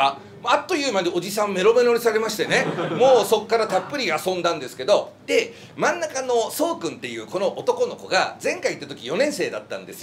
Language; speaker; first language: Japanese; native; Japanese